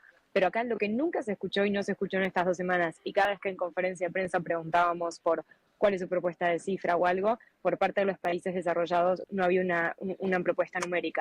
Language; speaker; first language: Spanish; native; Spanish